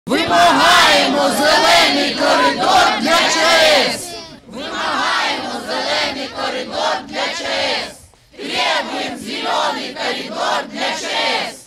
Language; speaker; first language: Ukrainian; non-native, local second language; Russian